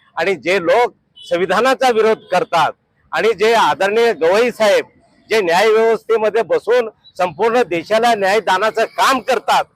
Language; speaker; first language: Marathi; native; Marathi